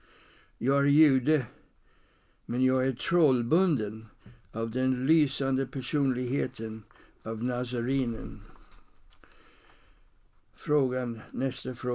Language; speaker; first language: Swedish; non-native, fluent; English